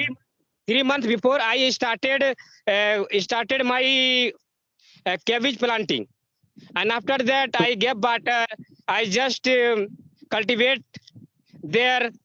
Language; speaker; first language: English; non-native, learner; Hindi